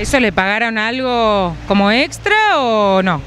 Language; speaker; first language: Spanish; native; Spanish